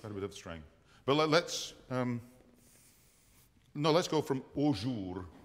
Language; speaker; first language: English; native; English